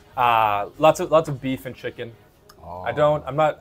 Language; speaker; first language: English; native; English